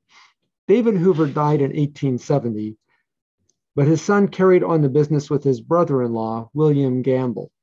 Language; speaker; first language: English; native; English